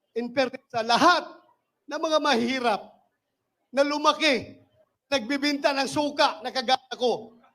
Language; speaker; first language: Filipino; non-native, local second language; Cebuano